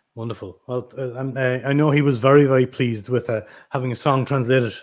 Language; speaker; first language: English; native; English